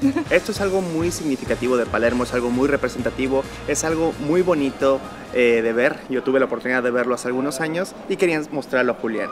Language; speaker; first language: Spanish; native; Spanish